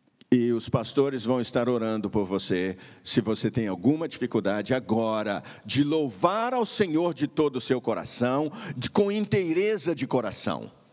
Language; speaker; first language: Portuguese; native; Portuguese